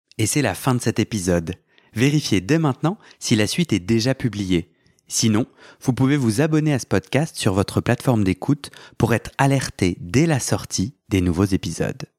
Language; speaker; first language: French; native; French